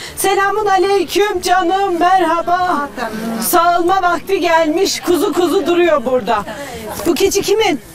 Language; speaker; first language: Turkish; native; Turkish